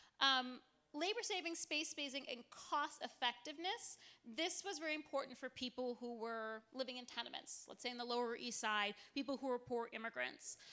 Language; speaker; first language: English; native; English